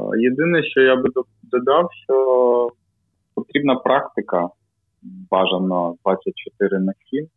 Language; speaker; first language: Ukrainian; non-native, local second language; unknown